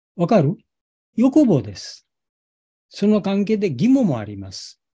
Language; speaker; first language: Japanese; non-native, learner; Bangla